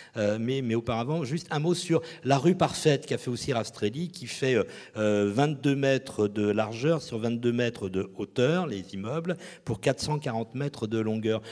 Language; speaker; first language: French; native; French